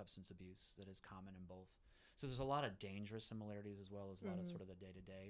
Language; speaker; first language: English; early bilingual, other home language; Spanish